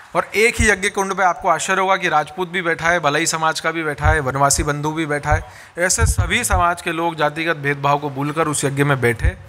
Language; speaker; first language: Hindi; native; Hindi